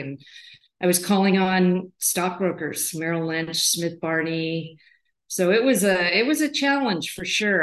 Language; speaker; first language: English; native; English